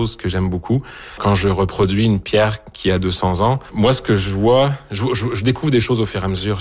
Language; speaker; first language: French; native; French